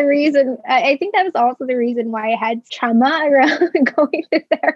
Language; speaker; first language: English; non-native, local second language; Filipino